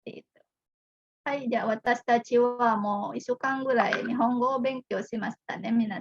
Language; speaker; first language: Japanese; non-native, fluent; Indonesian